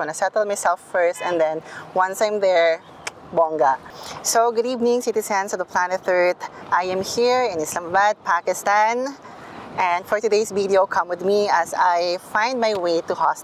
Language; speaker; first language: English; non-native, local second language; Filipino